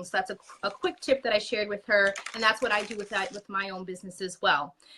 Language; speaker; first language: English; native; English